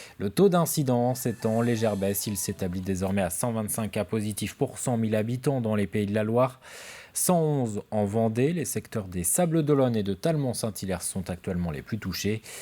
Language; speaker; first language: French; native; French